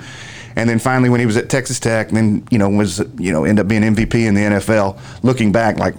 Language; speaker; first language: English; native; English